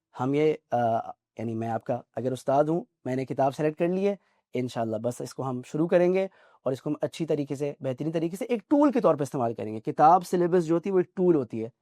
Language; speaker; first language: Urdu; native; Urdu